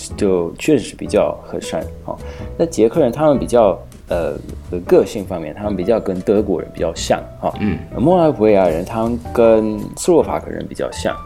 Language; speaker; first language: Chinese; non-native, fluent; Hungarian